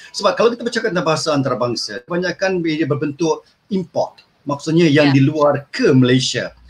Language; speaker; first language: Malay; native; Malay